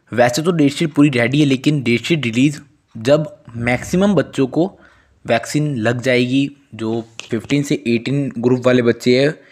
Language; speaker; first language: Hindi; native; Hindi